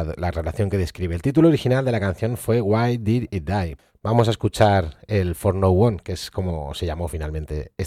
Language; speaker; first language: Spanish; native; Spanish